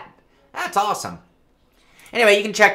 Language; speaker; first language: English; native; English